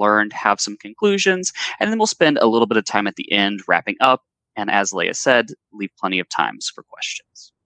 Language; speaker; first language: English; native; English